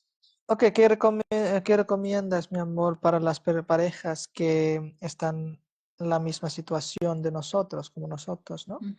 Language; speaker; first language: Spanish; non-native, fluent; Hindi